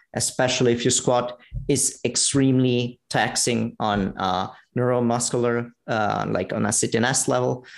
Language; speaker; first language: English; non-native, fluent; Italian